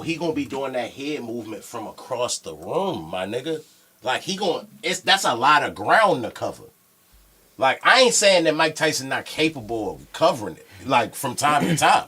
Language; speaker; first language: English; native; English